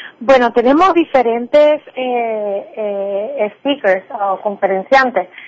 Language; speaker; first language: Spanish; native; Spanish